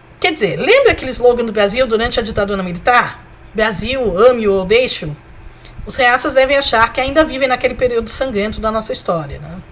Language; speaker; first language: Portuguese; early bilingual, other home language; Spanish